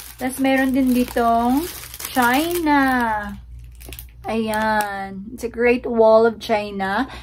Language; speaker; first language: Filipino; non-native, local second language; Hiligaynon